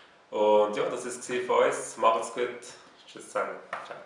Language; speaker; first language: German; native; German